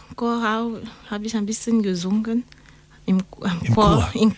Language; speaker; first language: German; non-native, learner; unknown